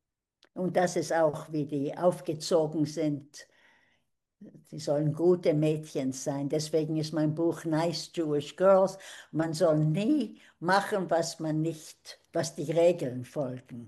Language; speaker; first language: German; early bilingual, heritage; German